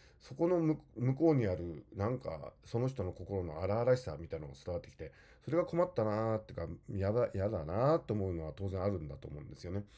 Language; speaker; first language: Japanese; native; Japanese